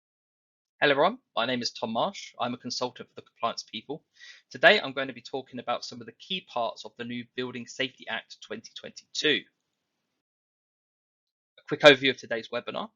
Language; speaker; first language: English; native; English